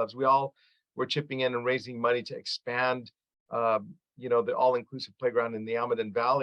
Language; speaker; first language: English; early bilingual, other home language; Arabic